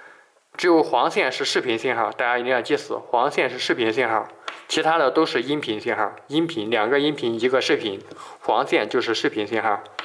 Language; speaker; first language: Chinese; native; Chinese